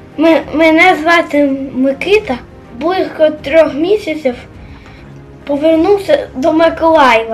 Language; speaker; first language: Polish; non-native, learner; Ukrainian